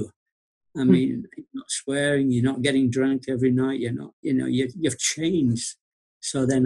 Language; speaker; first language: English; native; English